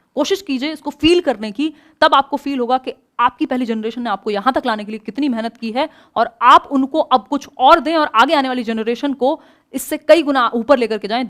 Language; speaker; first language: Hindi; native; Hindi